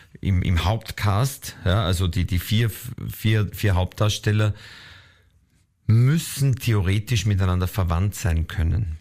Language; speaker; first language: German; native; German